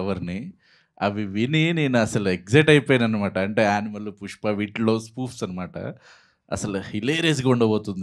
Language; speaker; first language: Telugu; native; Telugu